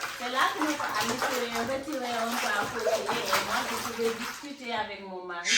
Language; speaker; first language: French; non-native, local second language; Wolof